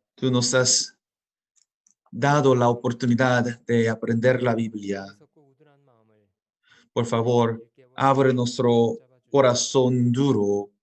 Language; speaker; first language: Spanish; non-native, fluent; Korean